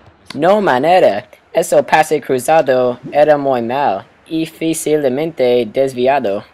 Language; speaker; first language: Spanish; non-native, learner; English